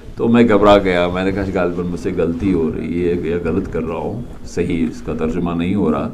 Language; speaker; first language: Urdu; non-native, local second language; Kashmiri